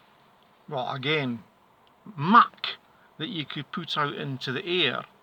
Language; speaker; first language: English; native; English